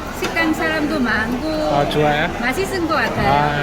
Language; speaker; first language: Korean; non-native, learner; Vietnamese